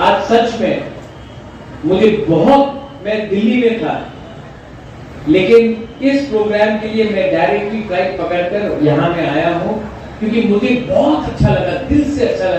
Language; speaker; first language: Hindi; non-native, local second language; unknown